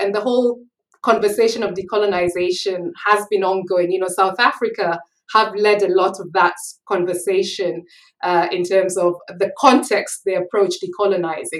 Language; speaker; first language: English; native; English